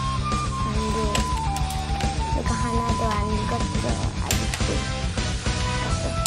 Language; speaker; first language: Korean; early bilingual, other home language; Russian